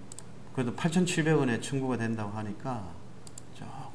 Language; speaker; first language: Korean; native; Korean